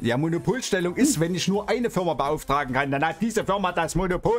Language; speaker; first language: German; native; German